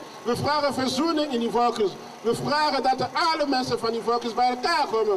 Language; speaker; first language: Dutch; non-native, learner; French